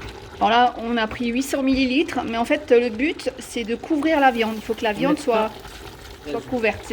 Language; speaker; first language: French; native; French